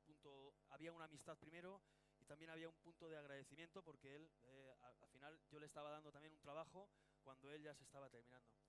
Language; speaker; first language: Spanish; native; Spanish